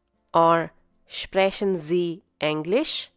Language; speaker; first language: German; non-native, fluent; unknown